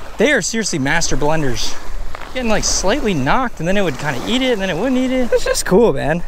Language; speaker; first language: English; native; English